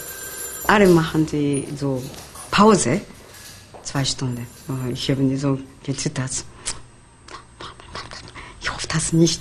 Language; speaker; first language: German; non-native, learner; Japanese